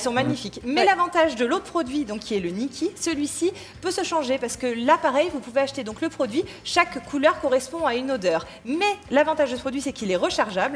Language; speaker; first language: French; native; French